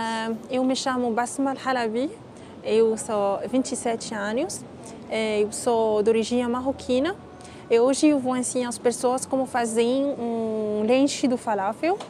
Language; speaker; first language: Portuguese; non-native, learner; Arabic